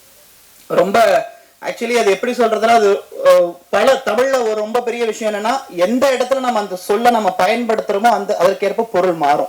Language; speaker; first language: Tamil; native; Tamil